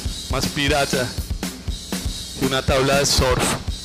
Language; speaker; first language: Spanish; native; Spanish